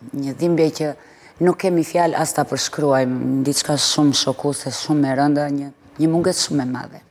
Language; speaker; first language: Albanian; early bilingual, heritage; Albanian